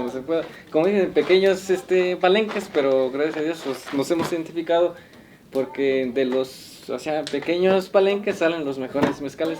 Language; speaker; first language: Spanish; native; Spanish